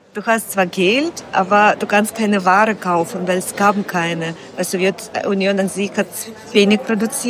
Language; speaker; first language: German; non-native, fluent; Russian